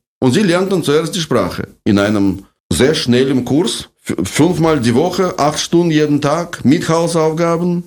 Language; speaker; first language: German; non-native, fluent; Russian